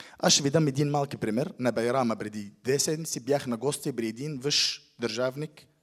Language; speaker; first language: Bulgarian; non-native, fluent; Arabic